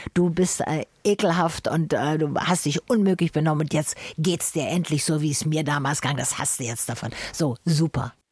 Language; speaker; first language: German; native; German